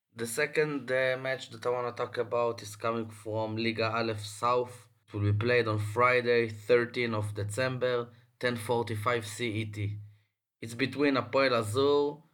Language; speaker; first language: English; non-native, fluent; Hebrew